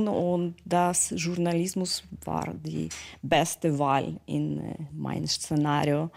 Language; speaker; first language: German; non-native, learner; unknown